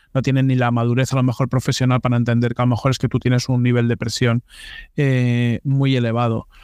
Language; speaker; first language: Spanish; native; Spanish